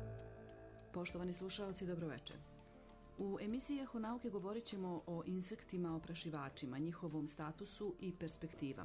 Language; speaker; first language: Serbian; native; Serbian